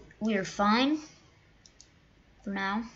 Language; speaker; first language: English; native; English